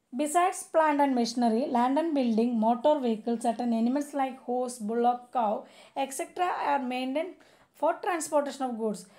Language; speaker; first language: English; non-native, local second language; Malayalam